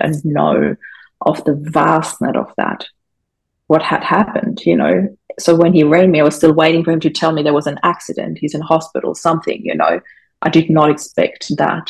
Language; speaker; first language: English; non-native, fluent; German